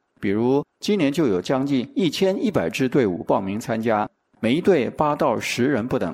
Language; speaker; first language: Chinese; native; Chinese